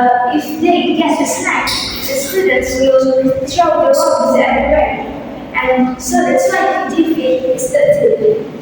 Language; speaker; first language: English; non-native, learner; Indonesian